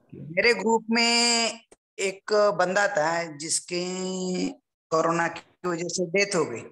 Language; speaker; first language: Hindi; non-native, local second language; Marathi